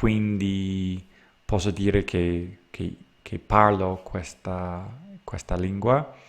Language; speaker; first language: Italian; non-native, learner; English